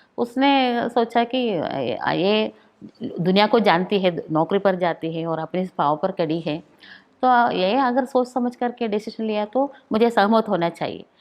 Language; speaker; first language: Hindi; non-native, local second language; Malayalam